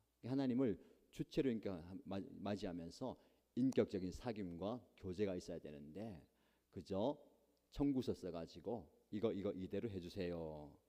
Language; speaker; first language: Korean; native; Korean